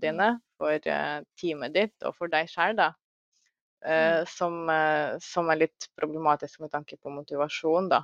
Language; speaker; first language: Norwegian; non-native, fluent; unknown